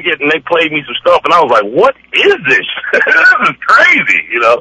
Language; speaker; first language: English; native; English